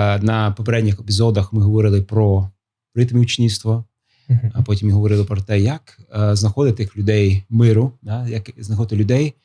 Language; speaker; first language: Ukrainian; non-native, fluent; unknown